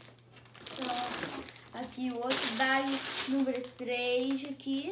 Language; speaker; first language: Portuguese; early bilingual, heritage; Portuguese